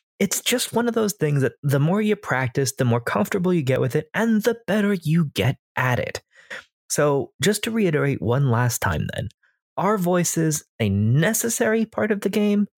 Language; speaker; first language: English; native; English